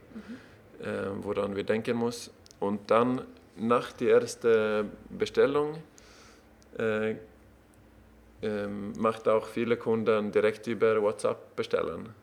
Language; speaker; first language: German; non-native, learner; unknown